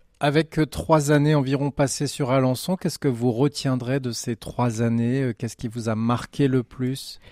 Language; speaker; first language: French; native; French